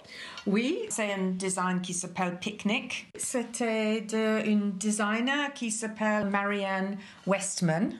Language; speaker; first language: French; non-native, fluent; English